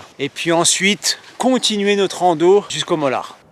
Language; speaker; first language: French; native; French